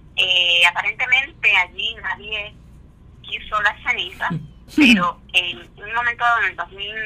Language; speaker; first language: Spanish; native; Spanish